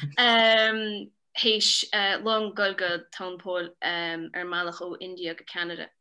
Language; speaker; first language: Irish; native; Irish